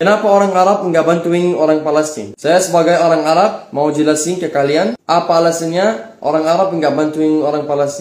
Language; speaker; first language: Indonesian; non-native, fluent; Arabic